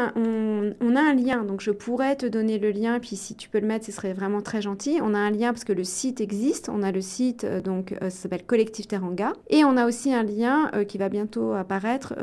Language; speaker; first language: French; native; French